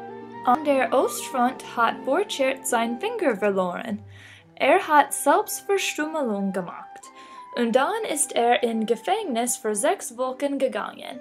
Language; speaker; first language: German; non-native, learner; English